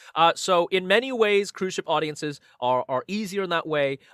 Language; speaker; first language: English; native; English